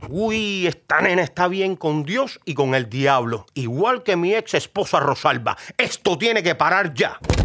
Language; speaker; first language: Spanish; native; Spanish